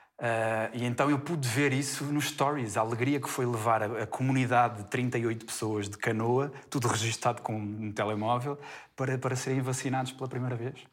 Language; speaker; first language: Portuguese; native; Portuguese